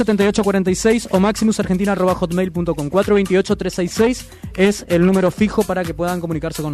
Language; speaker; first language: Spanish; native; Spanish